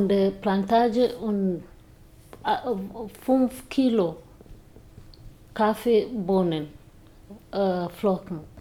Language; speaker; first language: German; non-native, learner; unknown